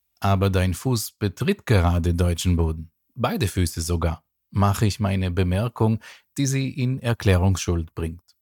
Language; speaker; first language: German; non-native, fluent; Hebrew